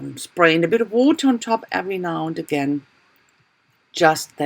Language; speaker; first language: English; non-native, fluent; German